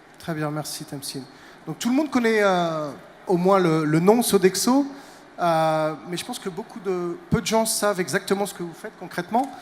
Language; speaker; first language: French; native; French